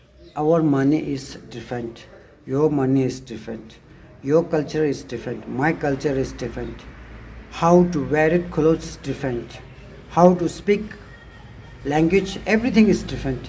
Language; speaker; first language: English; non-native, learner; Tibetan